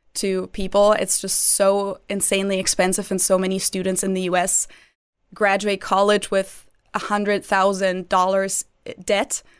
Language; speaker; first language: English; non-native, fluent; German